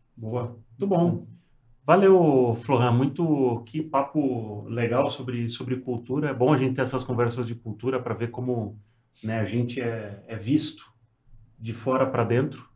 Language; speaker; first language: Portuguese; native; Portuguese